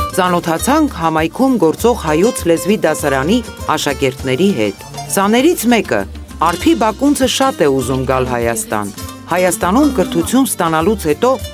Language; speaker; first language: Armenian; native; Armenian